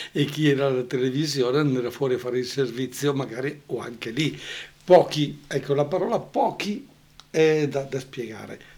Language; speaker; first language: Italian; native; Italian